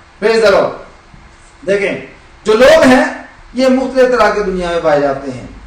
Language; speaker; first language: Urdu; non-native, local second language; Punjabi